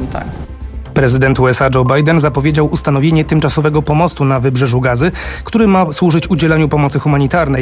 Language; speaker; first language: Polish; native; Polish